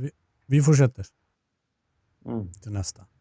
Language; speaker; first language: Swedish; non-native, fluent; Turkish